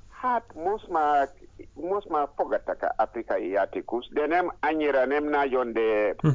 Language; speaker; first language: Hungarian; non-native, learner; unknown